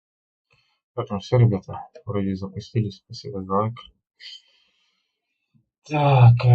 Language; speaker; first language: Russian; native; Russian